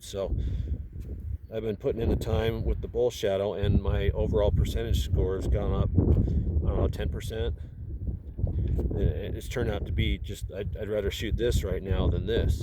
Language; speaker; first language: English; native; English